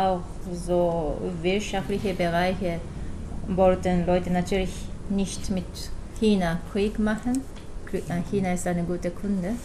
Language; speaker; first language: German; non-native, fluent; Japanese